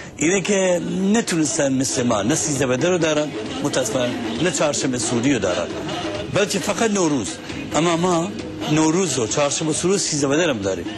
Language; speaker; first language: Persian; non-native, local second language; Central Kurdish